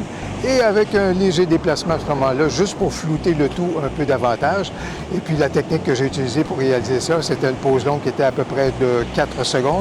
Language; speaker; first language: French; native; French